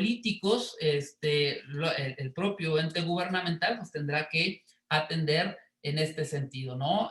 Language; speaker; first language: Spanish; native; Spanish